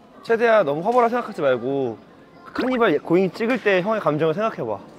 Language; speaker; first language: Korean; native; Korean